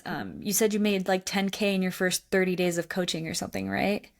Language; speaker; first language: English; native; English